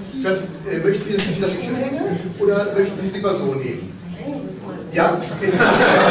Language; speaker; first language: German; native; German